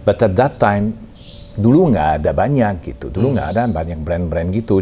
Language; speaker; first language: Indonesian; non-native, fluent; French